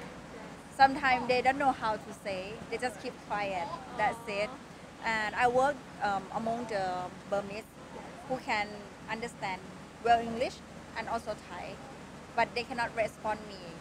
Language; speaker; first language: English; non-native, fluent; Thai